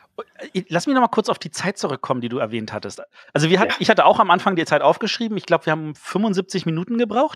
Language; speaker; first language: German; native; German